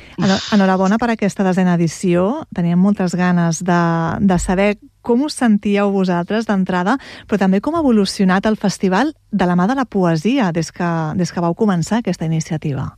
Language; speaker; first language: Catalan; native; Catalan